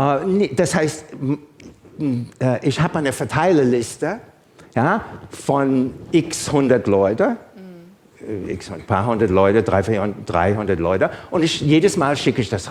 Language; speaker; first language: German; non-native, fluent; English